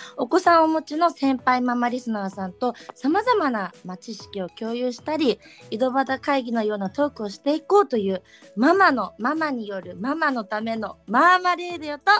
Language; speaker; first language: Japanese; native; Japanese